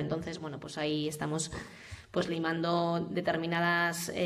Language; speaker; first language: Spanish; native; Spanish